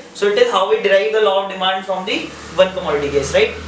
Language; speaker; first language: English; non-native, local second language; Hindi